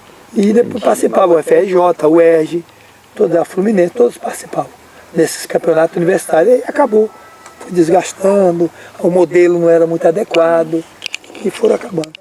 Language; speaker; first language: Portuguese; native; Portuguese